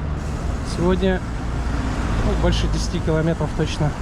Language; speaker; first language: Russian; native; Russian